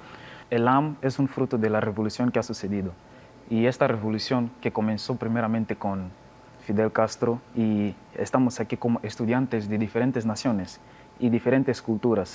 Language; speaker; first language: Spanish; non-native, learner; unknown